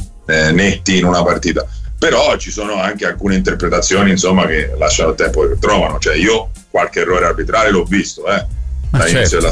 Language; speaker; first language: Italian; native; Italian